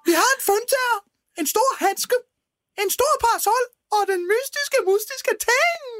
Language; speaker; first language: Danish; native; Danish